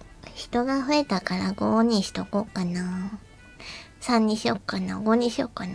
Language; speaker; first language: Japanese; native; Japanese